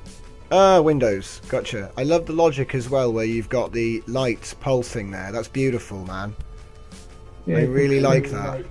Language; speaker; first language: English; native; English